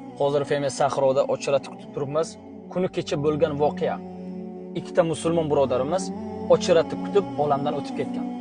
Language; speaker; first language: Uzbek; non-native, local second language; Tajik